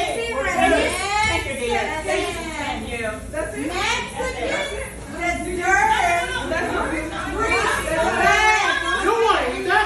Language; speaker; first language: English; native; English